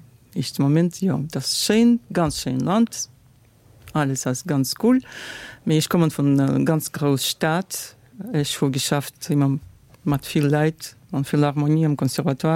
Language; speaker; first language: German; non-native, learner; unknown